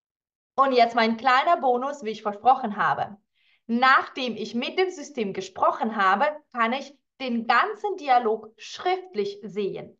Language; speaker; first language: German; non-native, fluent; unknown